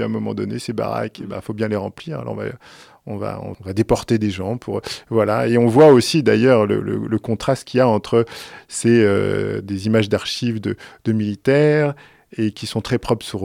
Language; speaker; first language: French; native; French